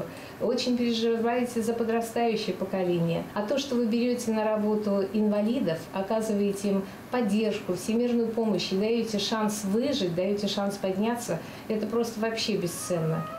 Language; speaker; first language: Russian; native; Russian